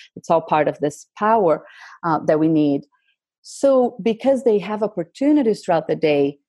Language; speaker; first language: English; non-native, fluent; Portuguese